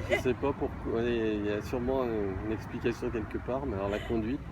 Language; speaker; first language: French; native; French